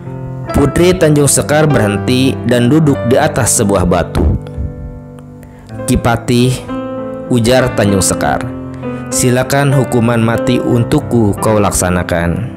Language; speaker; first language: Indonesian; native; Indonesian